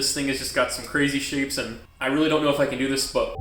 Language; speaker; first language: English; native; English